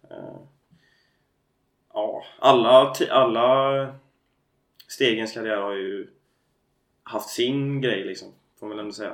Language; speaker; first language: Swedish; native; Swedish